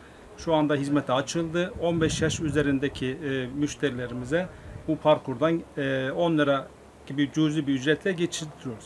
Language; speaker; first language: Turkish; native; Turkish